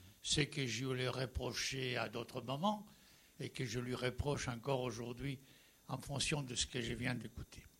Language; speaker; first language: French; non-native, fluent; Spanish